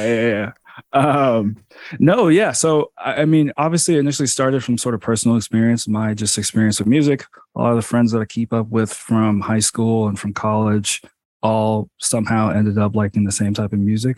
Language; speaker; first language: English; native; English